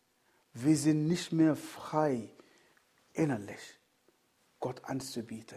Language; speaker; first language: German; non-native, fluent; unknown